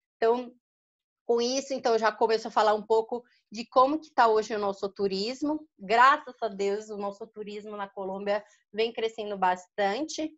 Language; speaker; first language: Portuguese; non-native, fluent; Spanish